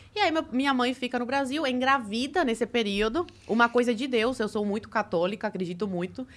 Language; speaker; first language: Portuguese; early bilingual, other home language; Spanish